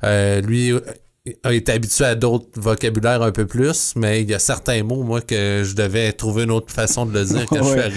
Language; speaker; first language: French; native; French